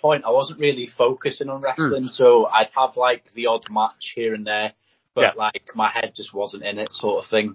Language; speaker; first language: English; non-native, local second language; Welsh